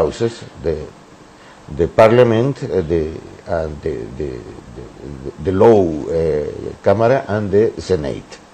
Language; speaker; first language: English; non-native, learner; Spanish